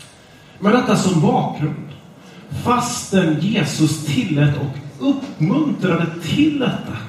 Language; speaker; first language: Swedish; non-native, fluent; English